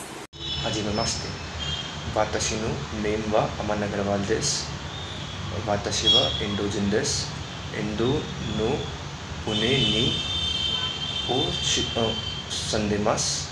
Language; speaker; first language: Japanese; non-native, learner; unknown